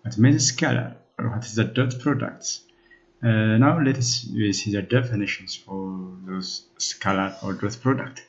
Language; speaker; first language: English; non-native, local second language; Amharic